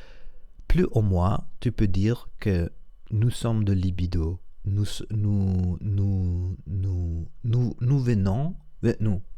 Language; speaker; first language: French; non-native, learner; Spanish